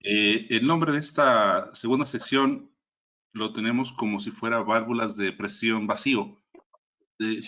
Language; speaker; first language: Spanish; native; Spanish